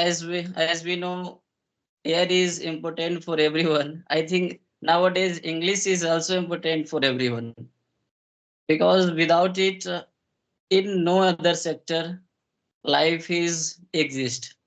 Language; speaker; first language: English; non-native, local second language; Hindi